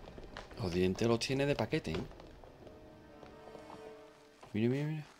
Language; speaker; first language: Spanish; native; Spanish